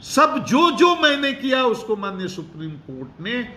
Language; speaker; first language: Hindi; native; Hindi